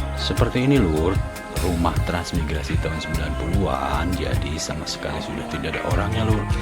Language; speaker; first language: Indonesian; non-native, local second language; Javanese